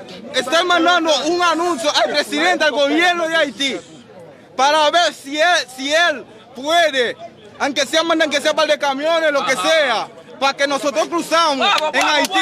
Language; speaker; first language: Spanish; non-native, fluent; Haitian Creole